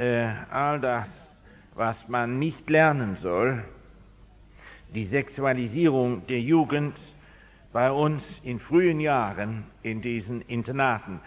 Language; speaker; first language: German; non-native, fluent; English